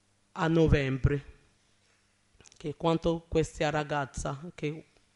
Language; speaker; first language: Italian; non-native, learner; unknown